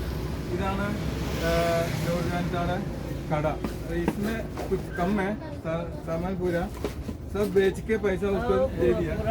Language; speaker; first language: Hindi; non-native, local second language; Malayalam